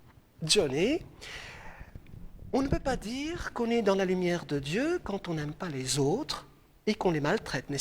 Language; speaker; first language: French; non-native, local second language; Arabic